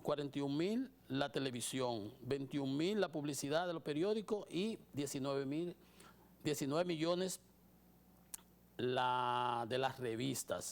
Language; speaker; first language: Spanish; native; Spanish